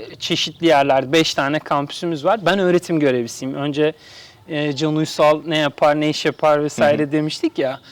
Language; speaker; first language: Turkish; native; Turkish